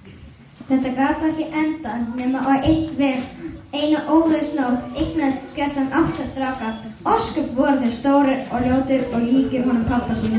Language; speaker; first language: Icelandic; native; Icelandic